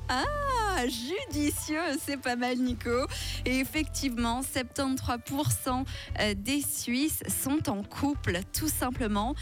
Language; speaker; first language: French; native; French